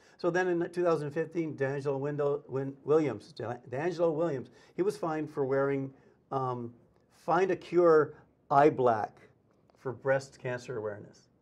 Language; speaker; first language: English; native; English